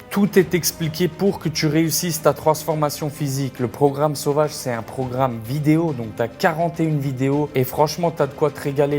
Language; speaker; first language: French; native; French